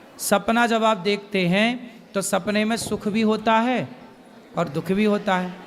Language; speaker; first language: Hindi; native; Hindi